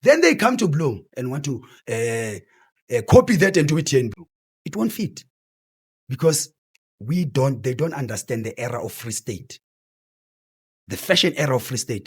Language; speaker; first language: English; non-native, local second language; Southern Sotho